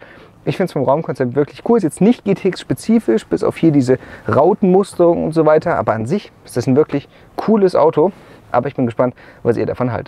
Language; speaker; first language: German; native; German